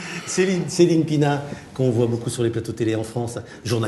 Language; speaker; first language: French; native; French